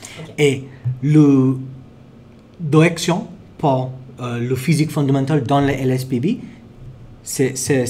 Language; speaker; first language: French; non-native, learner; English